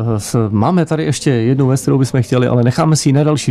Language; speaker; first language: Czech; native; Czech